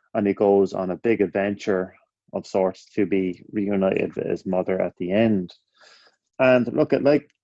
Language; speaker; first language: English; native; English